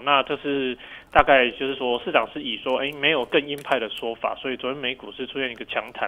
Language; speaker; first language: Chinese; native; Chinese